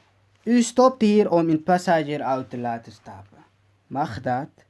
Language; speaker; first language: Dutch; non-native, learner; Tigrinya